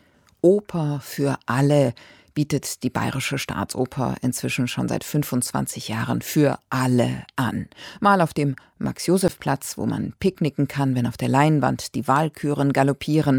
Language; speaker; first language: German; native; German